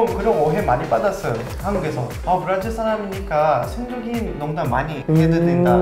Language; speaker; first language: Korean; non-native, fluent; Portuguese